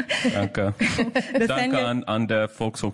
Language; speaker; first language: German; non-native, fluent; English